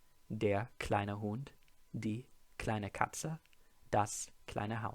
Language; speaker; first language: German; non-native, fluent; English